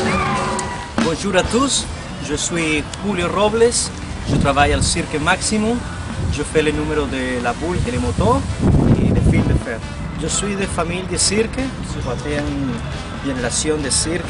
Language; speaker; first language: French; non-native, learner; Spanish